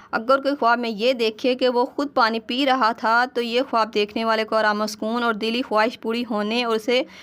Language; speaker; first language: Urdu; native; Urdu